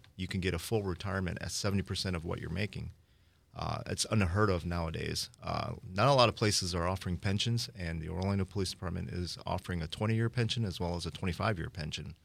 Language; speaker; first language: English; early bilingual, other home language; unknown